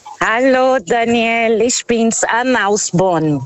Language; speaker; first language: German; non-native, fluent; Portuguese